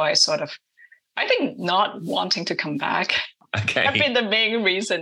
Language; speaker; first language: English; non-native, local second language; Cantonese